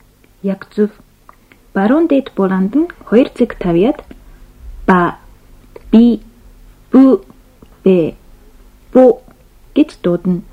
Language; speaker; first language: Mongolian; non-native, fluent; Japanese